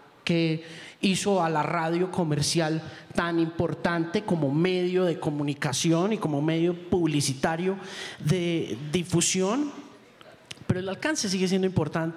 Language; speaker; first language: Spanish; native; Spanish